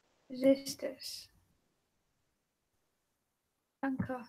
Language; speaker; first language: German; non-native, fluent; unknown